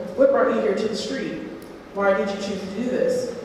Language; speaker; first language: English; native; English